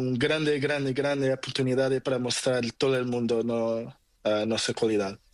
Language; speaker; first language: Spanish; non-native, learner; Portuguese